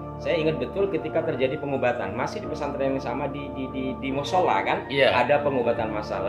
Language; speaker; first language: Indonesian; native; Indonesian